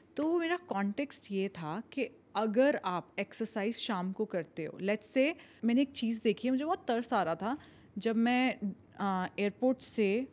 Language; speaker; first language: Hindi; native; Hindi